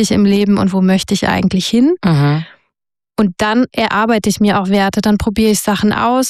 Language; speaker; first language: German; native; German